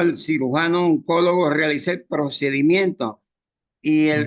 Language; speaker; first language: Spanish; native; Spanish